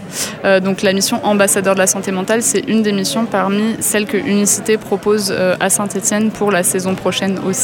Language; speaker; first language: French; native; French